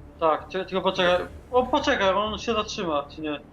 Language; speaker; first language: Polish; native; Polish